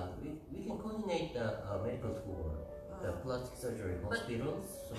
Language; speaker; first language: English; non-native, learner; Korean